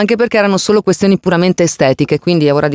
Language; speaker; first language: Italian; native; Italian